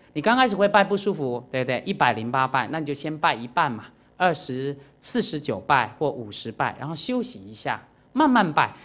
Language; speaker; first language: Chinese; native; Chinese